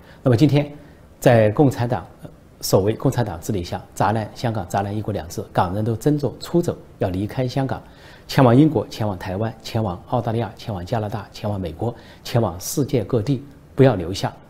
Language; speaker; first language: Chinese; native; Chinese